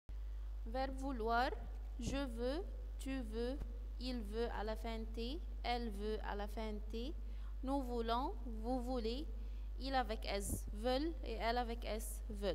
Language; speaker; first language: French; non-native, fluent; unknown